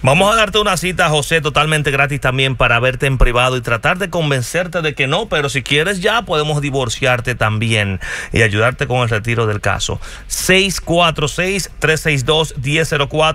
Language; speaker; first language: Spanish; native; Spanish